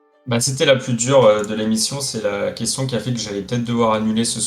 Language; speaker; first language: French; native; French